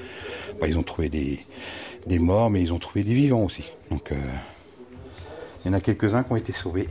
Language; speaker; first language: French; native; French